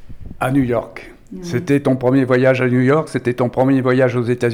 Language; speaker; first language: French; native; French